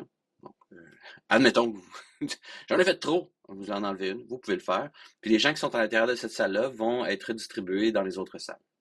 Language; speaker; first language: French; native; French